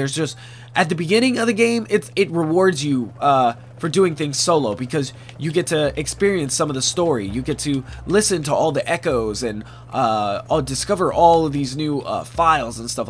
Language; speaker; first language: English; native; English